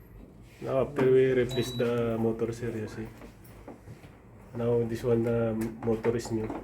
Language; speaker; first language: English; non-native, learner; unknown